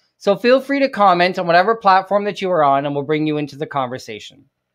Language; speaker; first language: English; native; English